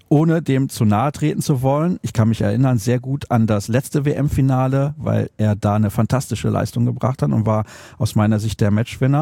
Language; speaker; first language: German; native; German